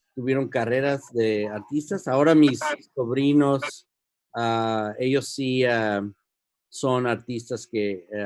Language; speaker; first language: Spanish; early bilingual, heritage; Spanish